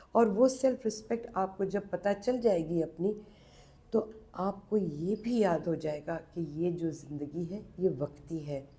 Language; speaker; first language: Urdu; non-native, local second language; Punjabi